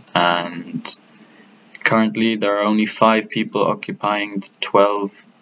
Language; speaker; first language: English; non-native, fluent; Italian